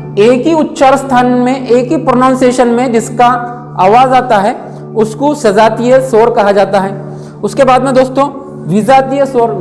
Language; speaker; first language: Hindi; non-native, local second language; Marathi